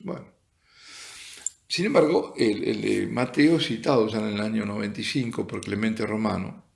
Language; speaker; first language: Spanish; native; Spanish